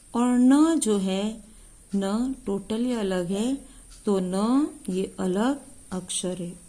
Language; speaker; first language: Hindi; non-native, local second language; Marathi